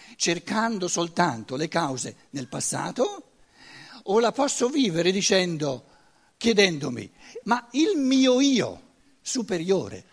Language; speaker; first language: Italian; non-native, fluent; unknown